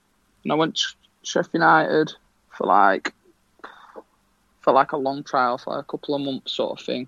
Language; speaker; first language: English; native; English